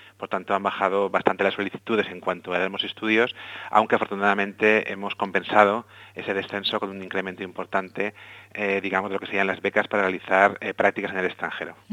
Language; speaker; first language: Spanish; native; Spanish